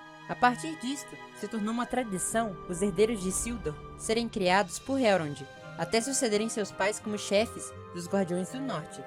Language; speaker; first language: Portuguese; native; Portuguese